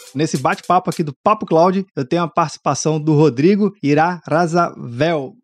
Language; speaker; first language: Portuguese; native; Portuguese